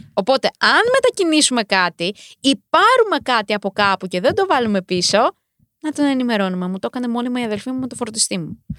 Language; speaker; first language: Greek; early bilingual, other home language; Romanian